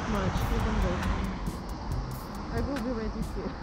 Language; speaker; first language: English; non-native, learner; Russian